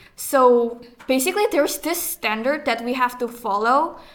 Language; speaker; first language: English; non-native, fluent; Indonesian